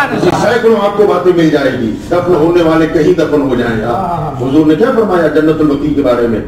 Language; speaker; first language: Hindi; non-native, local second language; Urdu